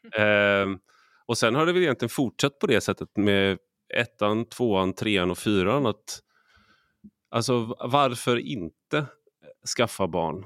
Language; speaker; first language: Swedish; native; Swedish